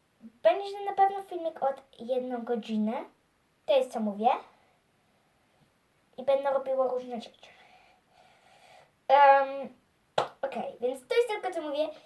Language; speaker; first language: Polish; early bilingual, heritage; Polish